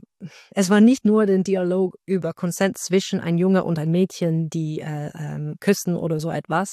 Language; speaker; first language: German; non-native, fluent; Dutch